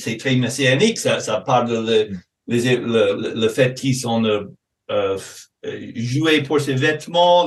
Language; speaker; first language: French; non-native, fluent; English